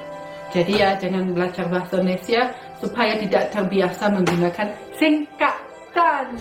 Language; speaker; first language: Indonesian; non-native, fluent; German